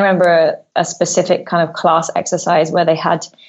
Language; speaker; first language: English; native; English